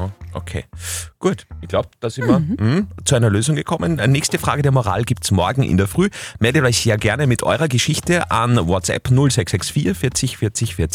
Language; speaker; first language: German; native; German